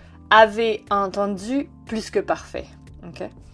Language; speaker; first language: French; native; French